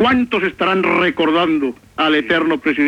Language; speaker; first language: Spanish; native; Spanish